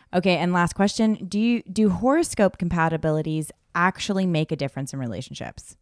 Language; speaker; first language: English; native; English